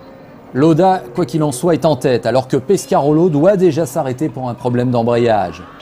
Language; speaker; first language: French; native; French